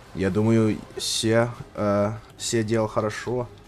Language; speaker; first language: Russian; non-native, learner; English